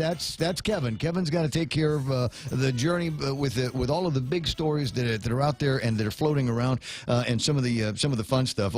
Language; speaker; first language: English; native; English